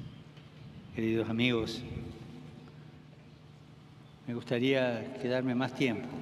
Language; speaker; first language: Spanish; native; Spanish